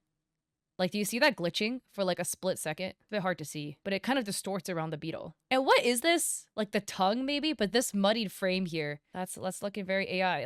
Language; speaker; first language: English; native; English